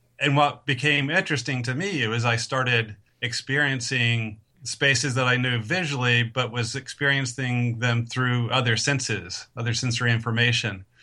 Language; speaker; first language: English; native; English